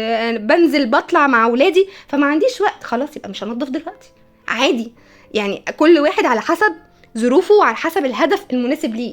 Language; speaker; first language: Arabic; native; Arabic